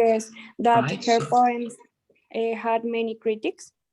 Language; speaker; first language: English; non-native, learner; Spanish